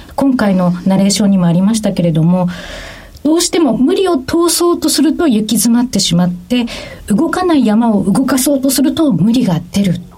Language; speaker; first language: Japanese; native; Japanese